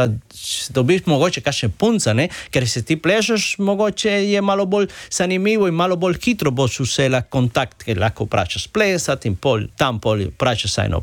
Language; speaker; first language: Slovenian; non-native, learner; Spanish